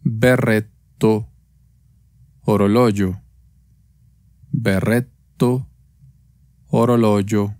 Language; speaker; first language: Italian; non-native, fluent; Spanish